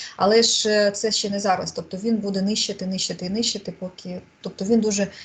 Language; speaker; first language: Ukrainian; non-native, local second language; Russian